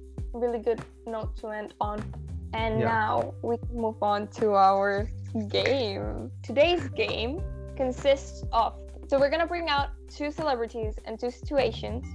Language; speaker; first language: English; non-native, fluent; Spanish